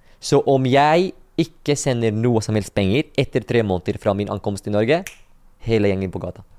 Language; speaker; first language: Norwegian; non-native, fluent; Arabic